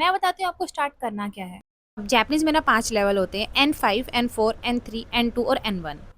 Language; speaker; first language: Hindi; native; Hindi